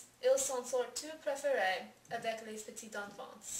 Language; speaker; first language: French; non-native, learner; English